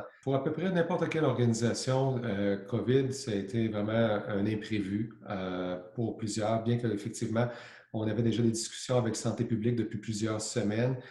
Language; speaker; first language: French; native; French